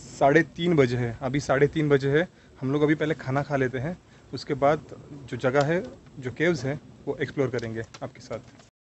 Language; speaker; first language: Hindi; non-native, local second language; Marathi